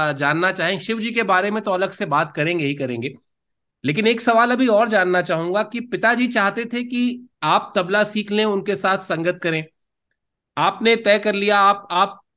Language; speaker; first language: Hindi; native; Hindi